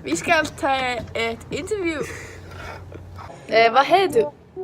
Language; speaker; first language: Danish; non-native, learner; Icelandic